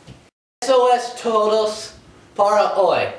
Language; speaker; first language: Spanish; non-native, learner; English